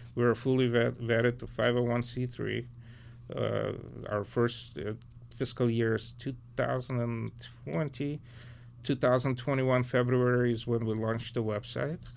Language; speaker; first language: English; early bilingual, other home language; Ukrainian